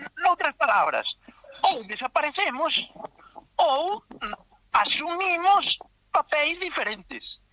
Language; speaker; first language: Galician; native; Galician